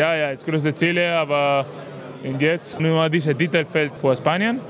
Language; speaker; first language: German; non-native, learner; Spanish